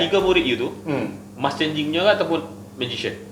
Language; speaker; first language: Malay; native; Malay